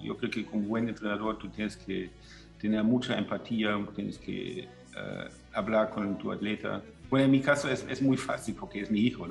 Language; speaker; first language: Spanish; non-native, fluent; German